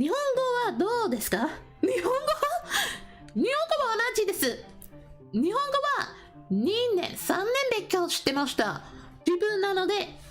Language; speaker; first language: Japanese; non-native, learner; English